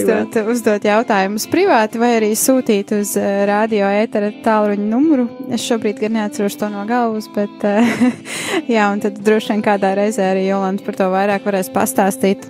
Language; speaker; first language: Latvian; native; Latvian